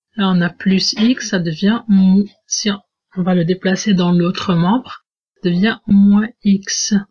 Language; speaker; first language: French; non-native, local second language; Arabic